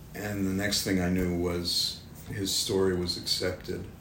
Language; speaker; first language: English; native; English